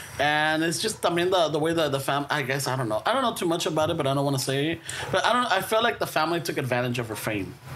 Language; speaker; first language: English; early bilingual, other home language; Spanish